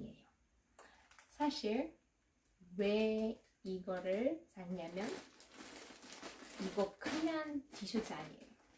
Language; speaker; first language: Korean; non-native, fluent; Russian